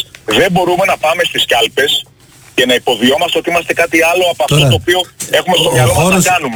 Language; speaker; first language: Greek; native; Greek